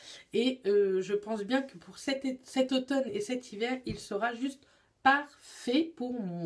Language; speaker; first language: French; native; French